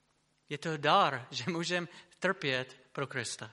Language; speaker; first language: Czech; non-native, fluent; English